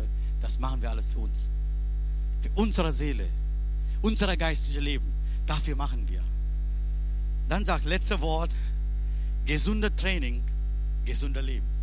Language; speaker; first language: German; non-native, learner; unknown